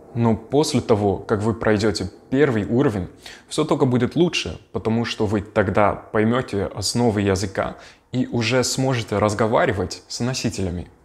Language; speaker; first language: Russian; non-native, fluent; Dutch